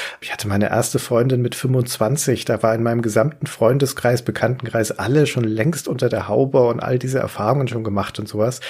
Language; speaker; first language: German; native; German